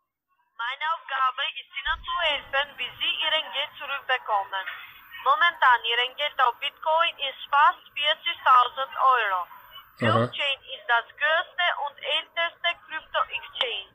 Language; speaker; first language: German; non-native, learner; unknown